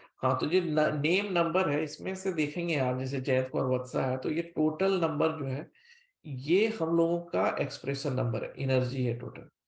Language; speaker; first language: Hindi; native; Hindi